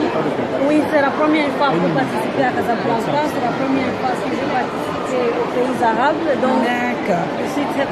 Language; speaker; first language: French; non-native, local second language; Kinyarwanda